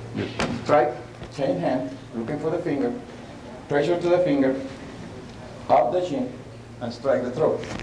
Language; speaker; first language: English; non-native, fluent; Spanish